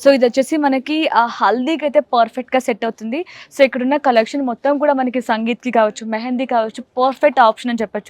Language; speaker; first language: Telugu; native; Telugu